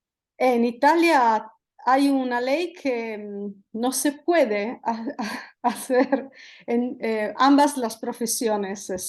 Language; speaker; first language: Spanish; non-native, fluent; Italian